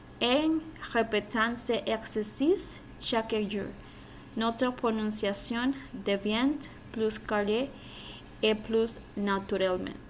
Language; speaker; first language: French; non-native, learner; Spanish